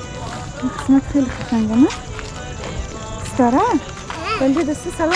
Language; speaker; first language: Persian; native; Persian